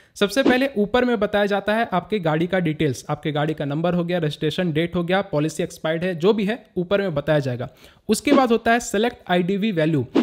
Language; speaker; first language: Hindi; native; Hindi